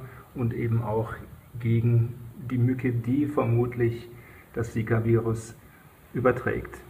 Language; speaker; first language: German; native; German